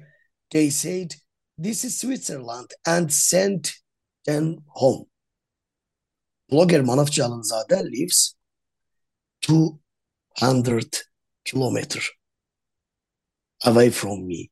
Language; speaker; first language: English; non-native, learner; Azerbaijani